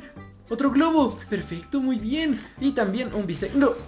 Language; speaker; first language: Spanish; native; Spanish